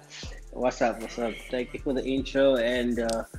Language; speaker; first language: English; non-native, local second language; Zulu